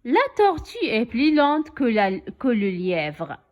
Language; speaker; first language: French; non-native, local second language; Arabic